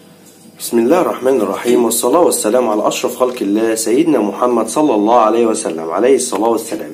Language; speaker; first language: Arabic; native; Arabic